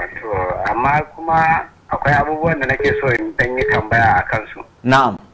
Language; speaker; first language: Hausa; native; Hausa